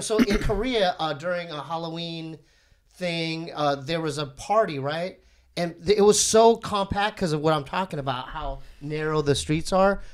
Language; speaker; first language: English; early bilingual, other home language; Korean